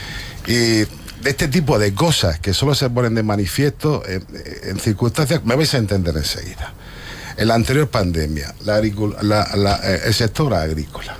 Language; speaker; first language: Spanish; native; Spanish